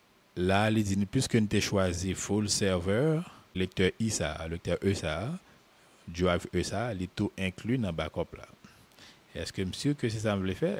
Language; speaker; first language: French; non-native, local second language; Haitian Creole